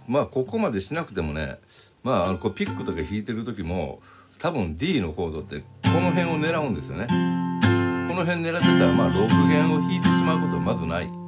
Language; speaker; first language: Japanese; native; Japanese